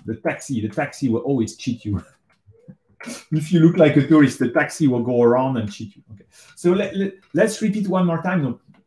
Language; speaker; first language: English; non-native, fluent; French